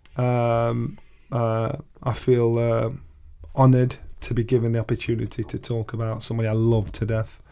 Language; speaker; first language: English; native; English